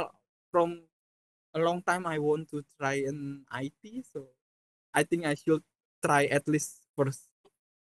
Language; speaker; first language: English; non-native, fluent; Indonesian